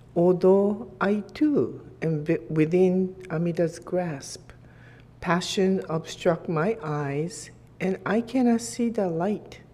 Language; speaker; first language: English; non-native, fluent; Japanese